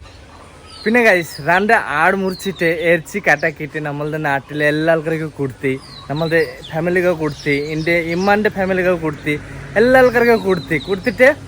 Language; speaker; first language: Malayalam; non-native, learner; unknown